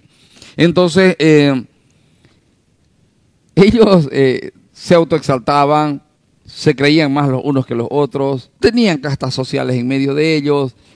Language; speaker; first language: Spanish; native; Spanish